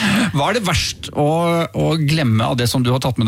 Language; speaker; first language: Norwegian; native; Norwegian